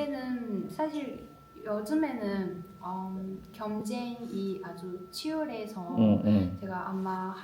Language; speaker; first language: Korean; non-native, learner; Chinese